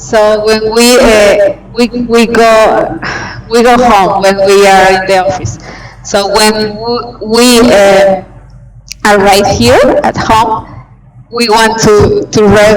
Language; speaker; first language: English; non-native, fluent; Spanish